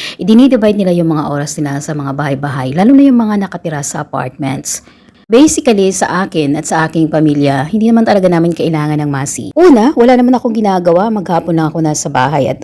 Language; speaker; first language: Filipino; native; Filipino